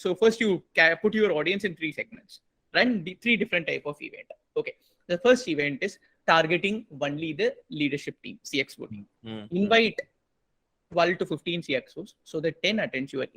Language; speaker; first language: English; non-native, local second language; Tamil